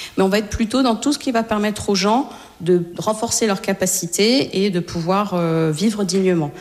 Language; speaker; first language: French; native; French